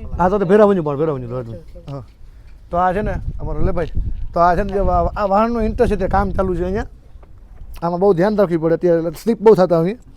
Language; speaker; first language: Gujarati; non-native, local second language; Kachhi